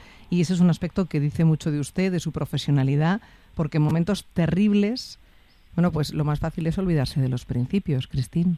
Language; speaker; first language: Spanish; native; Spanish